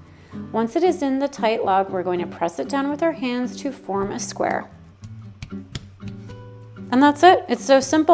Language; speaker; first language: English; native; English